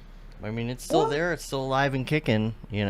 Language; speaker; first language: English; native; English